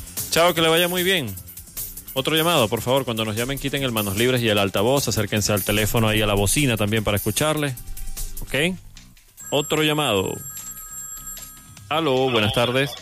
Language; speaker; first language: Spanish; native; Spanish